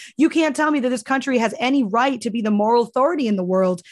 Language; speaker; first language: English; native; English